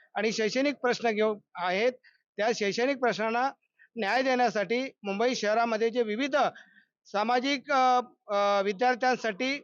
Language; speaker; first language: Marathi; native; Marathi